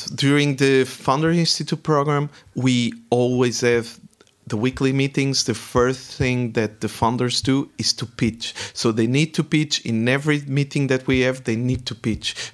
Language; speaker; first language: English; non-native, fluent; Portuguese